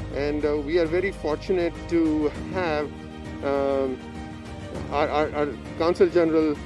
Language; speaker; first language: English; native; English